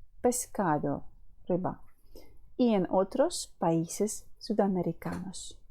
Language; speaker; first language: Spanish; non-native, fluent; Ukrainian